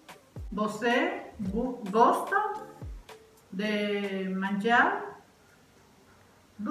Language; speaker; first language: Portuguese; non-native, learner; Spanish